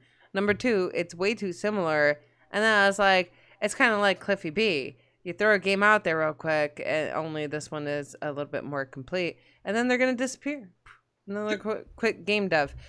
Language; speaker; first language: English; native; English